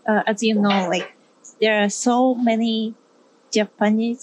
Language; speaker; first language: English; non-native, learner; Japanese